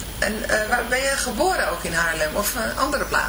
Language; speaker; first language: Dutch; native; Dutch